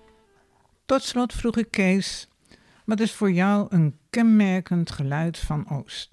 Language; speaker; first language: Dutch; native; Dutch